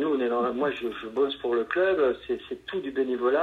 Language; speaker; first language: French; native; French